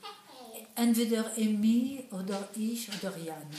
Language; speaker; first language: German; non-native, learner; French